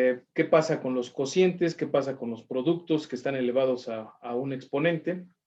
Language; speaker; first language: Spanish; native; Spanish